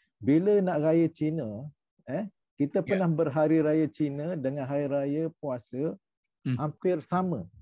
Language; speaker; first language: Malay; native; Malay